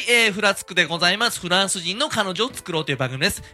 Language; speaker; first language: Japanese; native; Japanese